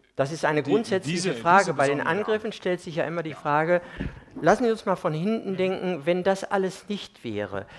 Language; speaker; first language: German; native; German